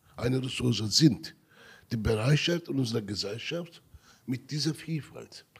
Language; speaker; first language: German; non-native, learner; Turkish